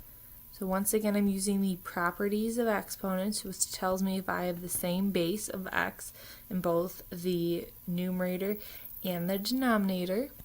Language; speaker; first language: English; native; English